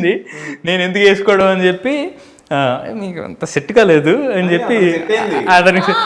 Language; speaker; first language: Telugu; native; Telugu